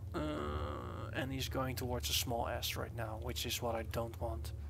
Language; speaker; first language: English; non-native, fluent; Dutch